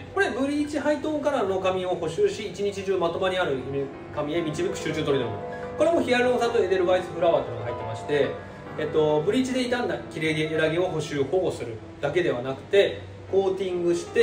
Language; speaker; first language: Japanese; native; Japanese